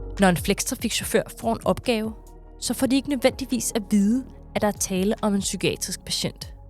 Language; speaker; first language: Danish; native; Danish